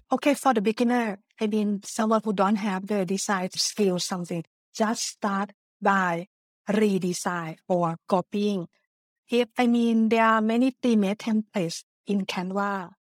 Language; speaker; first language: English; non-native, learner; Thai